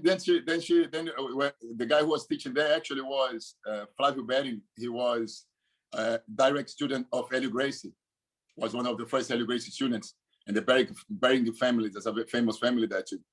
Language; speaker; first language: English; non-native, fluent; Portuguese